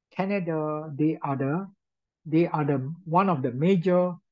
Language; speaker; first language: English; non-native, local second language; Min Nan Chinese